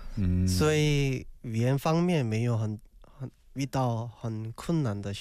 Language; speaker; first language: Chinese; non-native, learner; Korean